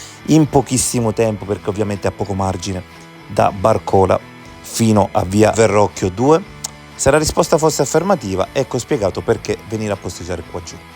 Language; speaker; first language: Italian; native; Italian